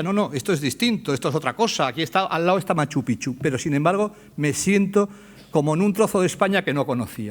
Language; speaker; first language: Spanish; native; Spanish